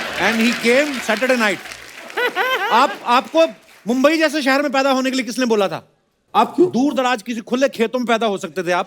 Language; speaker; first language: Hindi; non-native, local second language; Punjabi